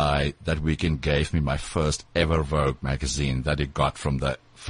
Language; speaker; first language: English; non-native, local second language; Afrikaans